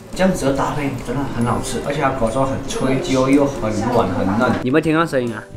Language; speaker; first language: Chinese; native; Chinese